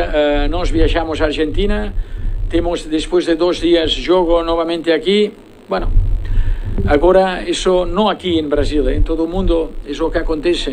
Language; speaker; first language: Portuguese; non-native, fluent; Spanish